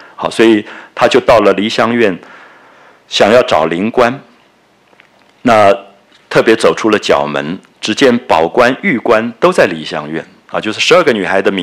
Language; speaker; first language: Chinese; native; Chinese